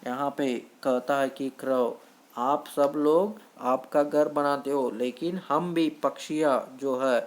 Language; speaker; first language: Hindi; non-native, local second language; Kannada